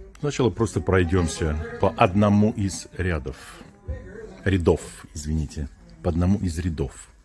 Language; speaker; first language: Russian; native; Russian